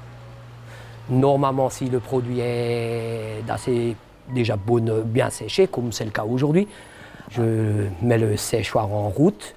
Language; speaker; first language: French; native; French